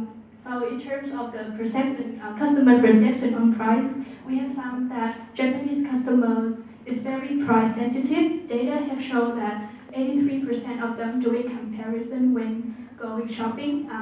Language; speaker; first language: English; non-native, learner; Vietnamese